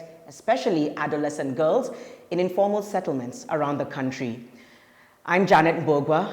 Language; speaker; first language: English; non-native, local second language; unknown